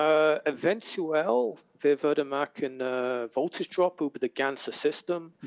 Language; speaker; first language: German; non-native, learner; English